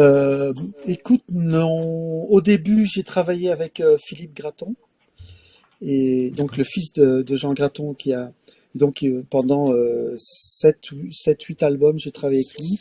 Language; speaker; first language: French; native; French